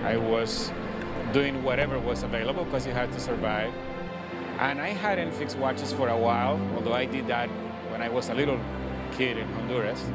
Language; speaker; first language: English; non-native, fluent; Spanish